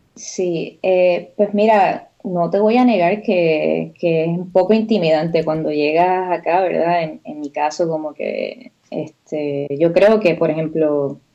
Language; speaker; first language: Spanish; native; Spanish